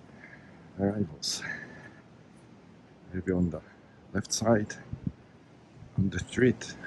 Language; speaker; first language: English; non-native, learner; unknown